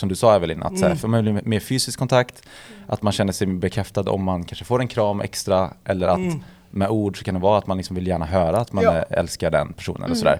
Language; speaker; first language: Swedish; native; Swedish